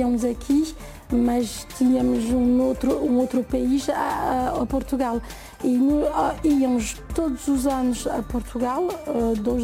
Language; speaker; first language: Portuguese; non-native, fluent; French